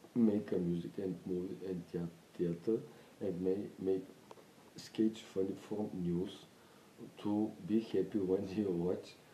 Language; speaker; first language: English; non-native, learner; Bulgarian